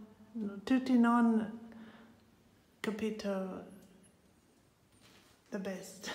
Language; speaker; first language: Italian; non-native, learner; English